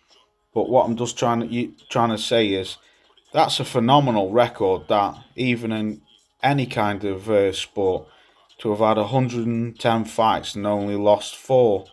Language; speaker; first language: English; native; English